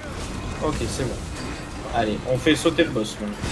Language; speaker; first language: French; native; French